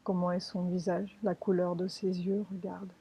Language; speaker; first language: French; native; French